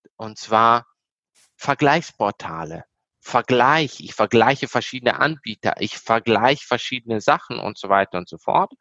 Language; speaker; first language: German; early bilingual, heritage; German